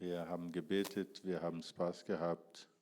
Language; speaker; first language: German; non-native, fluent; Portuguese